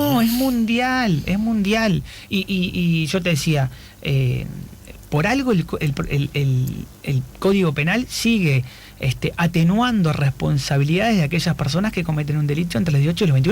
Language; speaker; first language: Spanish; native; Spanish